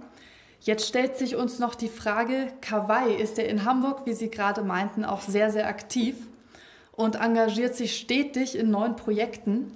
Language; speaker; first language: German; native; German